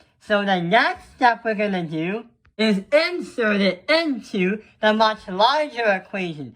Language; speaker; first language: English; native; English